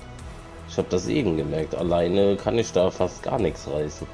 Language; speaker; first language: German; native; German